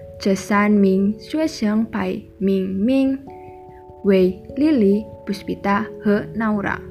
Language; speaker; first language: Chinese; non-native, learner; Indonesian